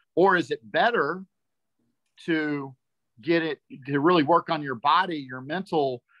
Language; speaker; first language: English; native; English